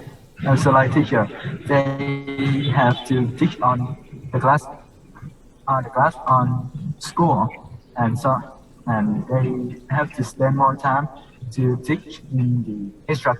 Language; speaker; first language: English; non-native, learner; Vietnamese